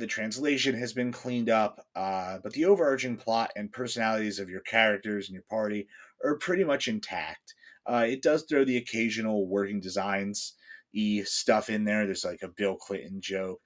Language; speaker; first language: English; native; English